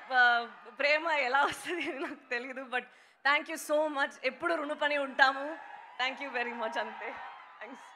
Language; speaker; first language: Telugu; non-native, local second language; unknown